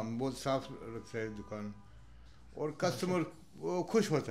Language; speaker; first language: Hindi; non-native, local second language; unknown